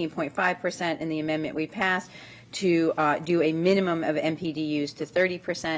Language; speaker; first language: English; native; English